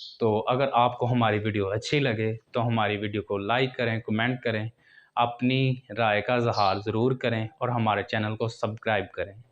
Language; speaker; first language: Urdu; non-native, local second language; Punjabi